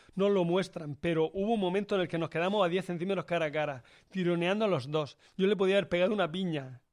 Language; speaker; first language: Spanish; native; Spanish